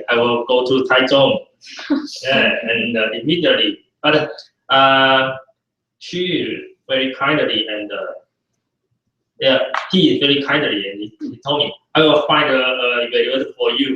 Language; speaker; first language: English; non-native, fluent; Chinese